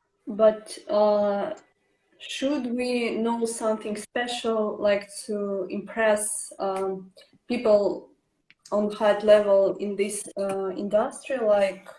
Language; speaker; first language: English; non-native, learner; Russian